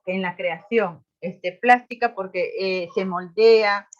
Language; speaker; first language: Spanish; native; Spanish